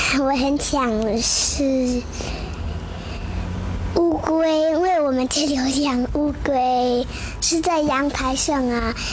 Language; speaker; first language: Chinese; early bilingual, heritage; Chinese